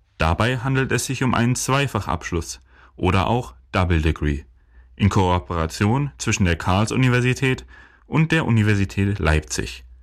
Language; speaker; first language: German; native; German